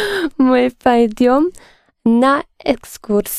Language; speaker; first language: Russian; non-native, learner; English